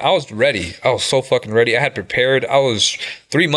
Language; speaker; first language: English; early bilingual, other home language; Spanish